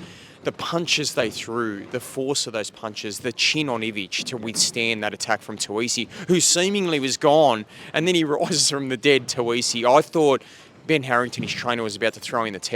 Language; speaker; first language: English; native; English